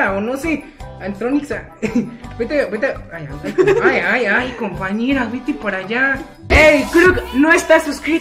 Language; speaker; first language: Spanish; native; Spanish